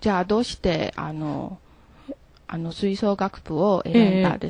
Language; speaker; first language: Japanese; non-native, learner; Chinese